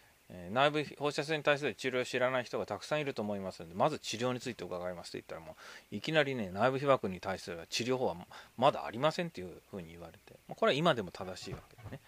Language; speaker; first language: Japanese; native; Japanese